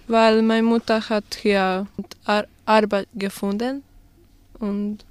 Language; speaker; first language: German; non-native, learner; Croatian